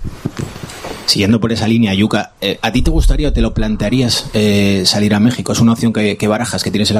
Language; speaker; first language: Spanish; native; Spanish